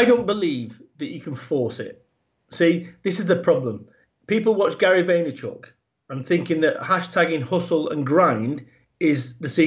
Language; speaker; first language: English; native; English